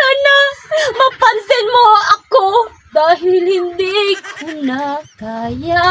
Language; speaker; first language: Filipino; non-native, local second language; Cebuano